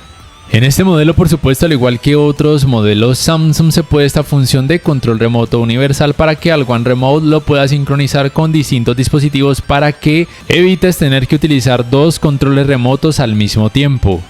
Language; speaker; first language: Spanish; native; Spanish